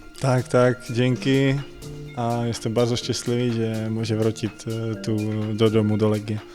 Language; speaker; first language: Polish; non-native, learner; Czech